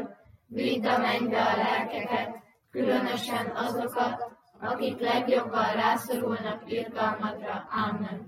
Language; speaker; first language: Hungarian; native; Hungarian